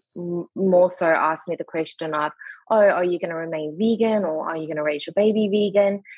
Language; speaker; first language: English; native; English